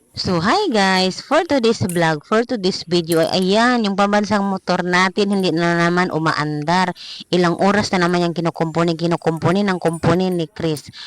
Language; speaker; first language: Filipino; non-native, local second language; Cebuano